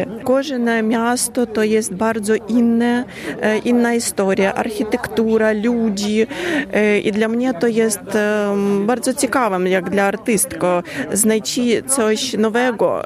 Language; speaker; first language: Polish; non-native, learner; Ukrainian